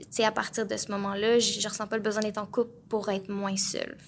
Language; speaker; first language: French; native; French